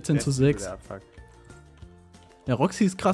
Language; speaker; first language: German; native; German